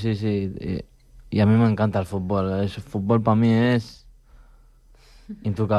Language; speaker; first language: Catalan; non-native, local second language; Spanish